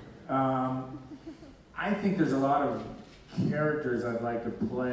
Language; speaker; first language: English; native; English